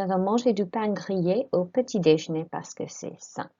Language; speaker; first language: French; non-native, fluent; English